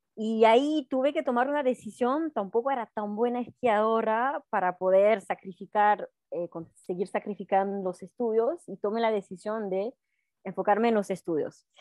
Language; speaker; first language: Spanish; non-native, fluent; French